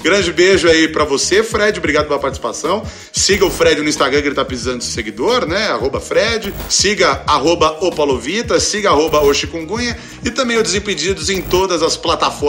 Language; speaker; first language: Portuguese; native; Portuguese